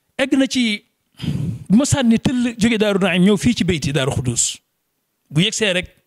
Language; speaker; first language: Wolof; native; Wolof